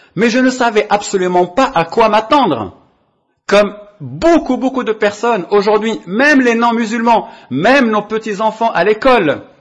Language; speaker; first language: French; non-native, local second language; Arabic